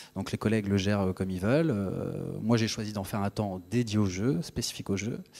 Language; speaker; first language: French; native; French